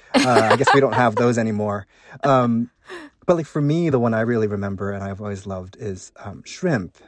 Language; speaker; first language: English; early bilingual, other home language; Cantonese